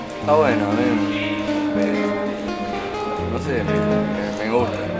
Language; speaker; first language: Spanish; native; Spanish